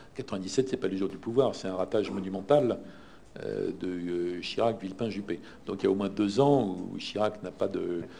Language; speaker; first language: French; native; French